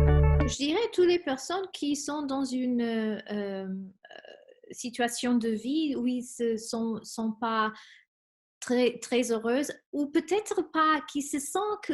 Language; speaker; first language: French; non-native, fluent; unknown